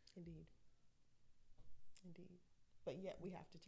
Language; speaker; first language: English; native; English